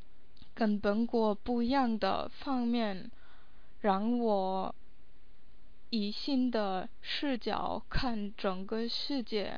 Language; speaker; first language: Chinese; non-native, fluent; English